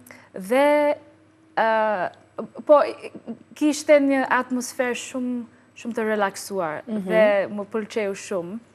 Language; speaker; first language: Albanian; non-native, learner; English